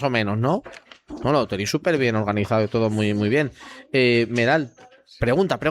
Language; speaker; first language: Spanish; native; Spanish